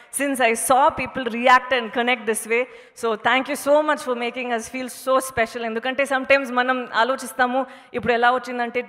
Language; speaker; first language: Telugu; non-native, fluent; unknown